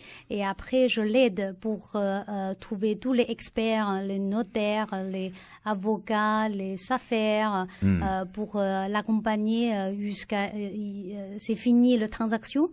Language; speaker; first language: French; non-native, learner; Chinese